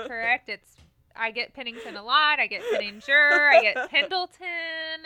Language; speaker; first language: English; native; English